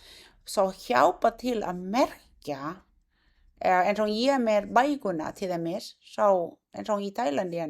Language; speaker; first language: Icelandic; non-native, learner; Thai